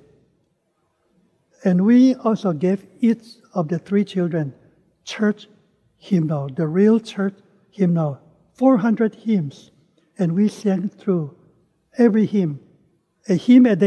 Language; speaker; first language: English; non-native, local second language; Min Nan Chinese